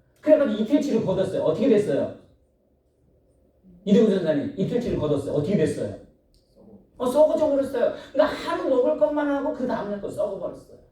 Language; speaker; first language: Korean; native; Korean